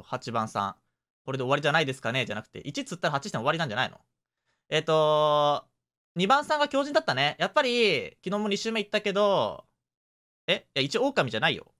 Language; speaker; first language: Japanese; native; Japanese